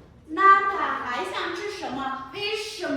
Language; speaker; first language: Chinese; non-native, fluent; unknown